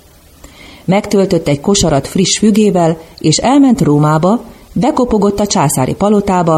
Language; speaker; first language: Hungarian; native; Hungarian